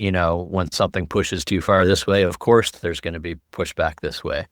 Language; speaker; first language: English; native; English